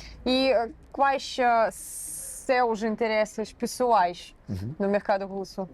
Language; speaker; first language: Portuguese; non-native, fluent; Russian